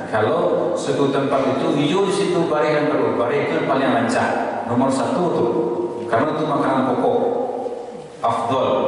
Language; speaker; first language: Malay; non-native, local second language; Minangkabau